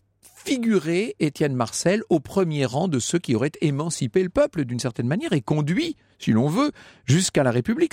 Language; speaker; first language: French; native; French